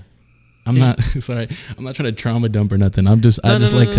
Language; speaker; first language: English; native; English